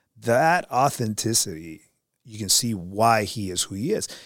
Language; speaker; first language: English; early bilingual, other home language; Spanish